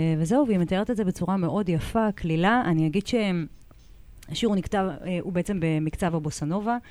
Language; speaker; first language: Hebrew; native; Hebrew